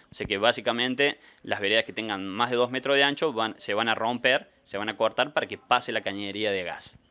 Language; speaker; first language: Spanish; native; Spanish